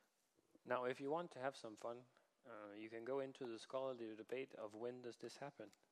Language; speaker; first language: English; non-native, fluent; Danish